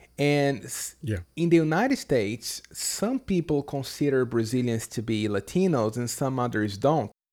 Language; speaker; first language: English; non-native, fluent; Portuguese